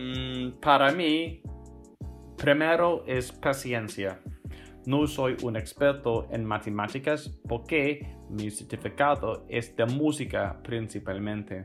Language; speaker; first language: Spanish; non-native, fluent; English